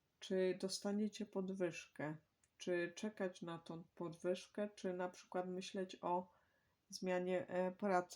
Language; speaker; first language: Polish; native; Polish